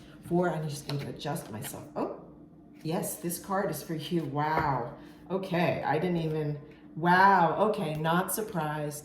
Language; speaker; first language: English; native; English